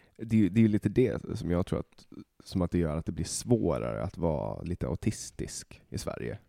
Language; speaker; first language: Swedish; native; Swedish